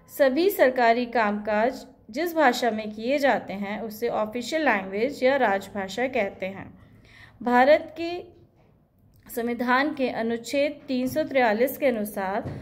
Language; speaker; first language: Hindi; native; Hindi